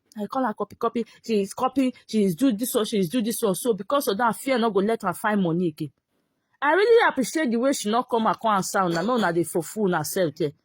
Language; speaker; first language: Nigerian Pidgin; native; Nigerian Pidgin